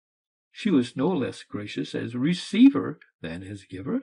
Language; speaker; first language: English; native; English